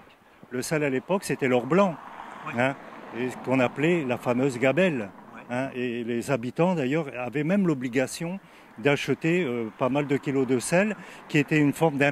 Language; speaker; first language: French; native; French